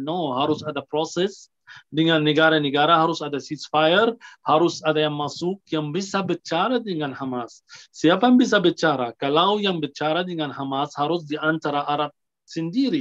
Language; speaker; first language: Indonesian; non-native, fluent; Arabic